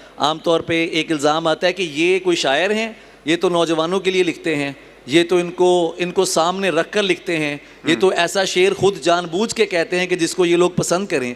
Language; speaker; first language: Urdu; non-native, local second language; Punjabi